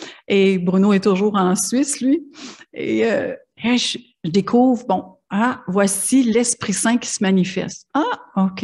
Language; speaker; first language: French; native; French